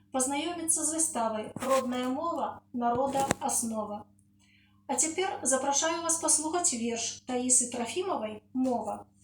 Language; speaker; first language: Belarusian; native; Belarusian